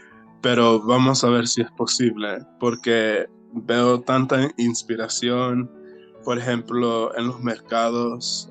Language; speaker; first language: Spanish; early bilingual, heritage; Spanish